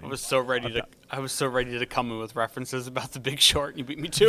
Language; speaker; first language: English; native; English